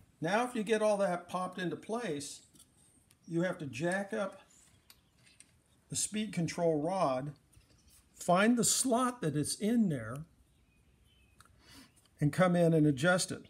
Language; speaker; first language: English; native; English